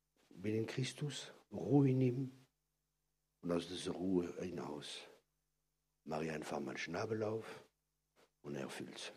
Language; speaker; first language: German; non-native, fluent; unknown